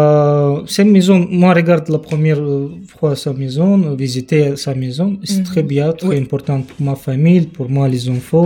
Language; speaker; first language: French; non-native, learner; Romanian